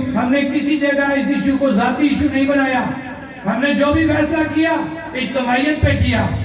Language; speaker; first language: Urdu; non-native, local second language; Pahari-Potwari